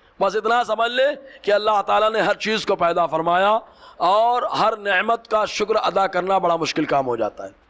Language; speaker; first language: Urdu; native; Urdu